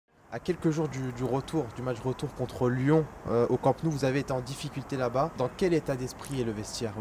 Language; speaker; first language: French; native; French